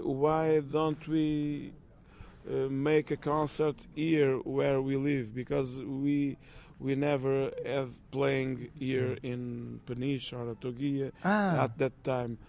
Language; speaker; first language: English; non-native, fluent; Portuguese